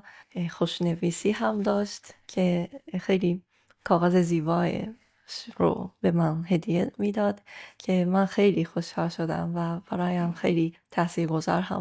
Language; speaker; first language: Persian; non-native, fluent; Japanese